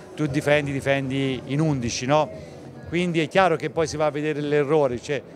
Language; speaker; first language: Italian; native; Italian